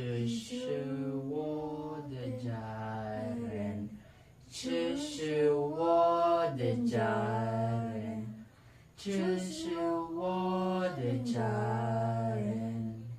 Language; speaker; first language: Chinese; non-native, learner; Cebuano